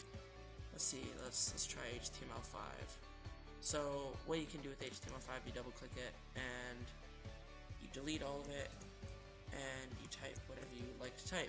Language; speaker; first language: English; native; English